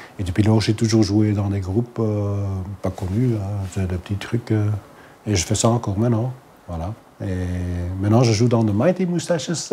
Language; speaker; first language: French; non-native, local second language; Dutch